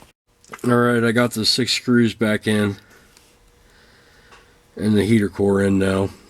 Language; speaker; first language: English; native; English